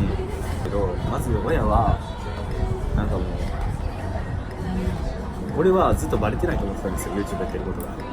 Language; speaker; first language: Japanese; native; Japanese